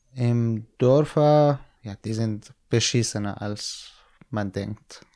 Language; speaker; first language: German; non-native, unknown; Central Kurdish